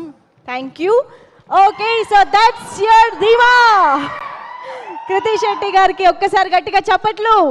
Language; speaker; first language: Telugu; native; Telugu